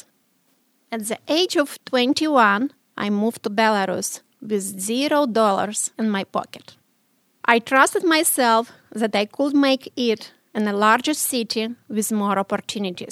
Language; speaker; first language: English; non-native, learner; Romanian